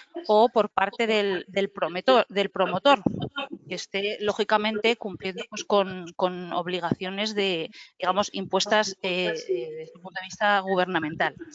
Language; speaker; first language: Spanish; native; Spanish